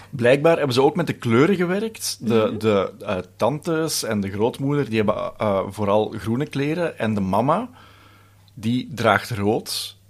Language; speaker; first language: Dutch; native; Dutch